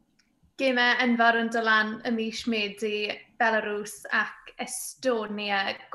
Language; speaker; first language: Welsh; native; Welsh